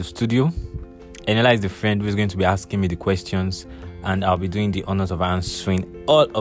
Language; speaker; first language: English; non-native, local second language; Yoruba